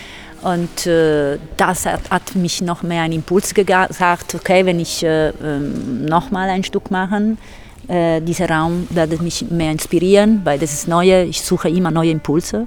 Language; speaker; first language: German; non-native, fluent; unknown